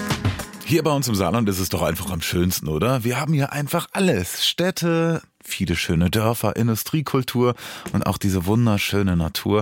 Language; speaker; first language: German; native; German